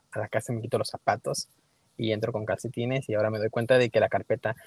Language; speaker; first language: Spanish; early bilingual, heritage; Spanish